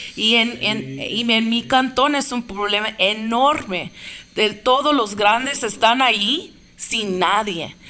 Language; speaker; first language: Spanish; early bilingual, heritage; Spanish